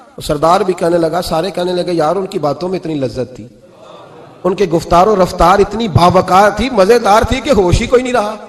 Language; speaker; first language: Urdu; non-native, local second language; Punjabi